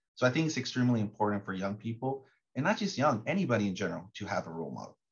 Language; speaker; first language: English; early bilingual, other home language; Spanish